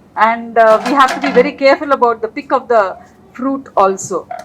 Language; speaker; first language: English; non-native, local second language; Telugu